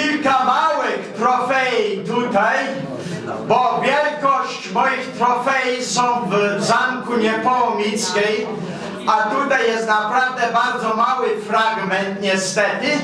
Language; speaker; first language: Polish; early bilingual, heritage; English